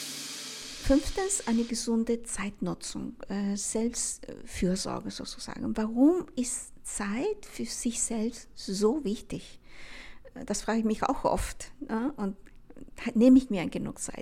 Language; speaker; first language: German; non-native, fluent; Spanish